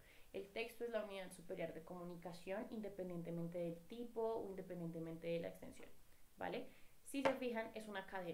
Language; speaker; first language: Spanish; native; Spanish